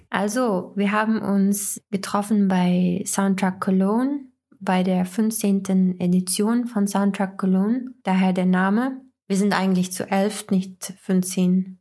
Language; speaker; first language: German; non-native, fluent; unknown